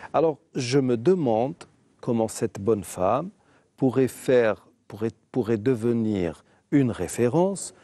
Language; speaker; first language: French; non-native, local second language; Arabic